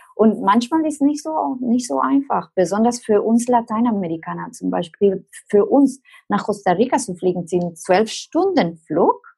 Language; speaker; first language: German; non-native, fluent; Spanish